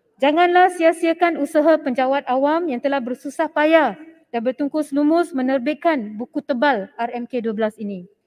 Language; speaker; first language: Malay; non-native, local second language; Tamil